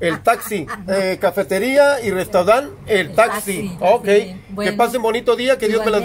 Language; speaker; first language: Spanish; native; Spanish